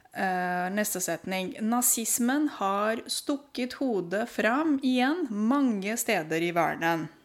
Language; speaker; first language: Norwegian; non-native, fluent; Romanian